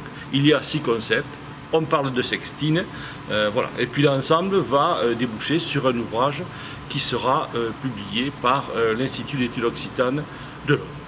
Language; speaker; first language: French; native; French